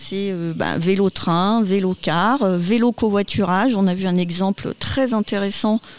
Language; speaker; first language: French; native; French